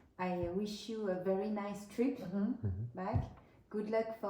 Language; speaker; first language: English; non-native, learner; French